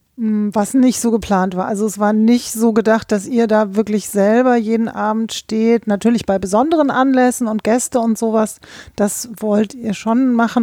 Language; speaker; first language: German; native; German